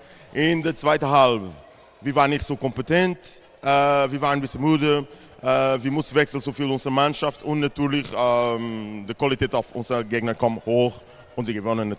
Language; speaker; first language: German; non-native, learner; Portuguese